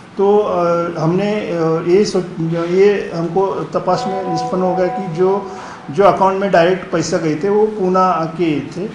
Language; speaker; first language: Hindi; non-native, local second language; Marathi